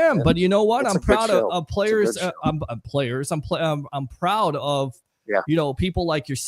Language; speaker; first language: English; native; English